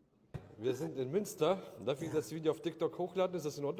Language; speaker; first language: German; native; German